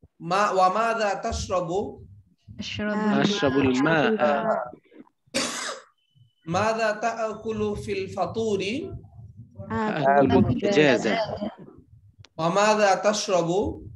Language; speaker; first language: Arabic; non-native, fluent; Bangla